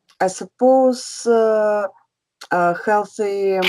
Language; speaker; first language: English; non-native, learner; Russian